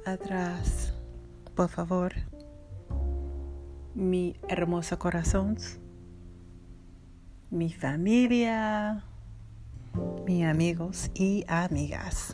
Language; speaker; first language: Spanish; non-native, learner; English